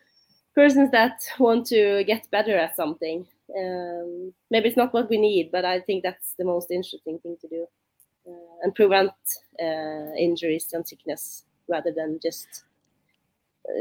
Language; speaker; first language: English; non-native, fluent; Norwegian